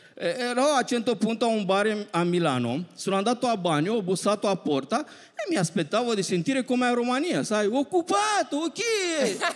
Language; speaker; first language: Italian; non-native, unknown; Romanian